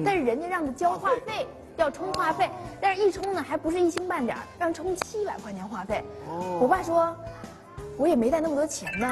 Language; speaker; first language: Chinese; native; Chinese